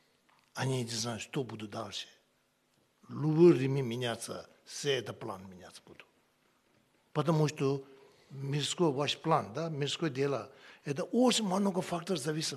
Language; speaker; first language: Russian; non-native, learner; Tibetan